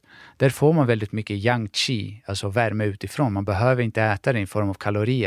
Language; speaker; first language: Swedish; early bilingual, other home language; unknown